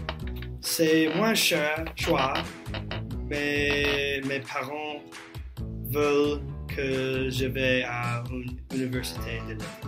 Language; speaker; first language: French; non-native, learner; English